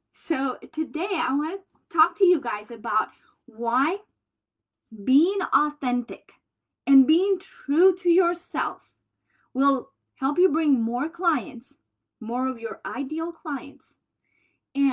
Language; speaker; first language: English; non-native, fluent; Spanish